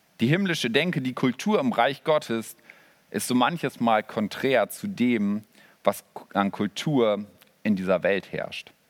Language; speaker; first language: German; native; German